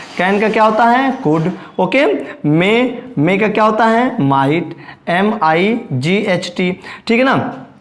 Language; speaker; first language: Hindi; native; Hindi